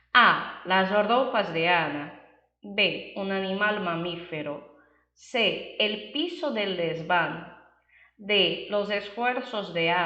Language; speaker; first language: Spanish; non-native, fluent; Portuguese